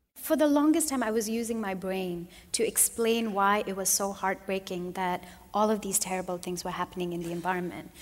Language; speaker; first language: English; non-native, local second language; Nepali